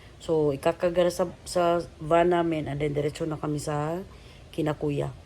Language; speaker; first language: Filipino; native; Filipino